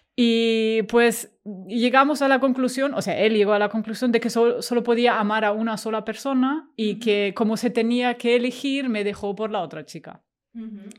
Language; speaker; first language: Spanish; non-native, fluent; German